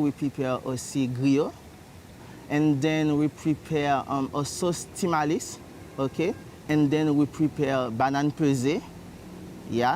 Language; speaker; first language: English; non-native, learner; Haitian Creole